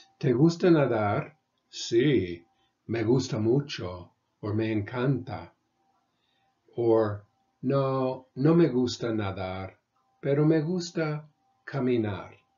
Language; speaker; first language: Spanish; non-native, fluent; English